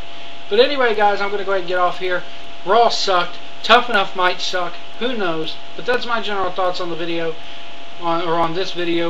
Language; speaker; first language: English; native; English